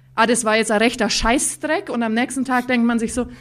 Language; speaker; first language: German; native; German